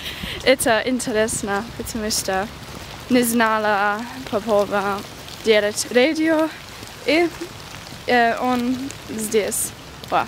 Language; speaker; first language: Russian; non-native, learner; English